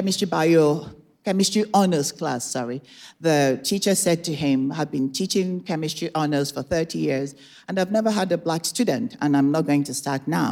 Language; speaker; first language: English; non-native, local second language; Igbo